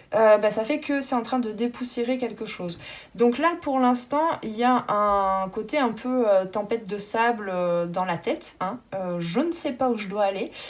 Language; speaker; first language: French; native; French